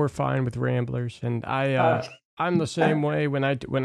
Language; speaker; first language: English; native; English